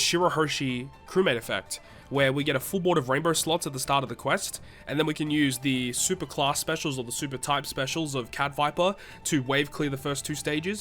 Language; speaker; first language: English; native; English